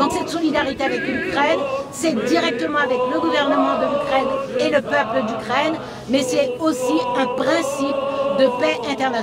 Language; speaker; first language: French; native; French